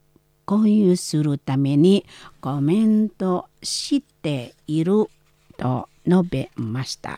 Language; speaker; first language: Japanese; non-native, fluent; Indonesian